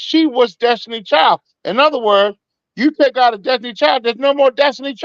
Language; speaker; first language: English; native; English